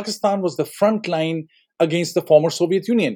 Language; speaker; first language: English; non-native, local second language; Urdu